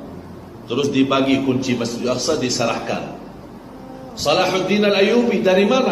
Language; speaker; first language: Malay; non-native, fluent; Arabic